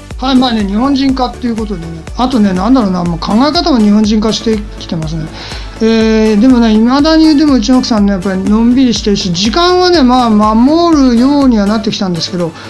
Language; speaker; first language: Japanese; native; Japanese